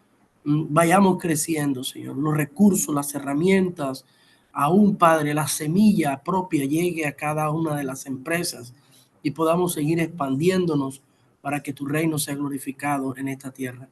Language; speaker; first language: Spanish; native; Spanish